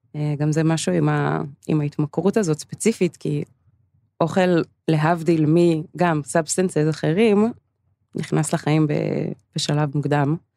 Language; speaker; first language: Hebrew; early bilingual, other home language; English